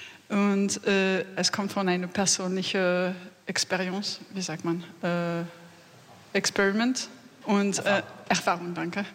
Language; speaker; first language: German; non-native, fluent; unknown